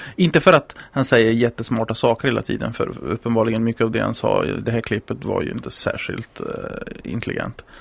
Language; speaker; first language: Swedish; non-native, fluent; Italian